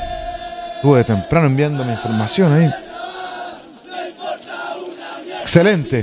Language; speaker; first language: Spanish; native; Spanish